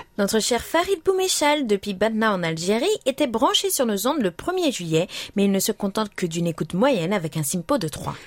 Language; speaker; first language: French; native; French